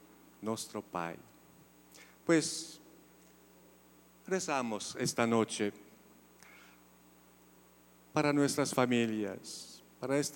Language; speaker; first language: Spanish; non-native, fluent; Polish